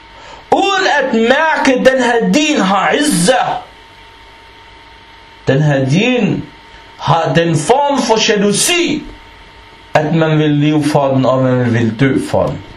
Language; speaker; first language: Danish; non-native, fluent; Arabic